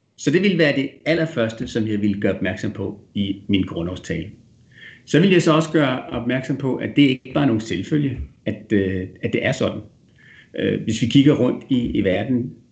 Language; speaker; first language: Danish; native; Danish